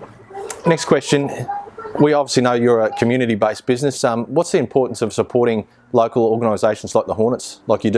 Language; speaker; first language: English; native; English